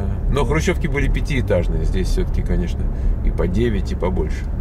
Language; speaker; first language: Russian; native; Russian